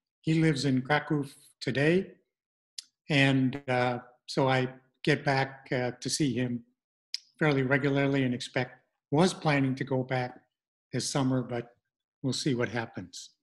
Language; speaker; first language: English; native; English